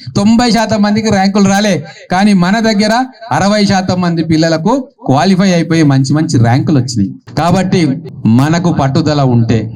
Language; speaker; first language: Telugu; native; Telugu